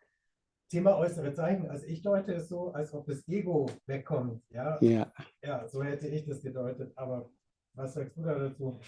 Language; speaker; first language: German; native; German